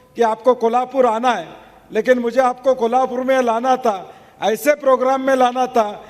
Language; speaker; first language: Hindi; non-native, local second language; Marathi